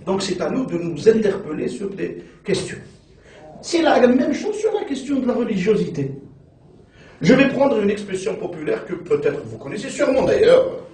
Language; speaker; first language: French; non-native, local second language; Arabic